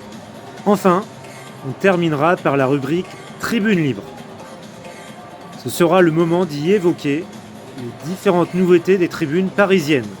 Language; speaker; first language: French; native; French